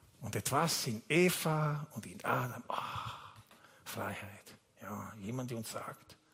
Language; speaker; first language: German; non-native, fluent; Italian